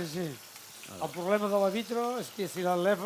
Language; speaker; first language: French; non-native, fluent; Catalan